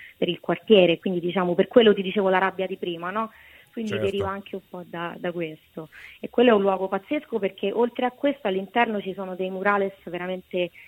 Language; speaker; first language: Italian; native; Italian